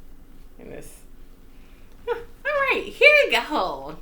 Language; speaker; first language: English; native; English